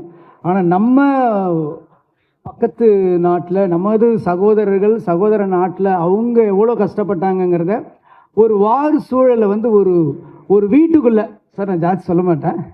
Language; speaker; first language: Tamil; native; Tamil